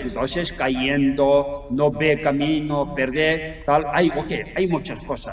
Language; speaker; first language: Spanish; non-native, learner; Tibetan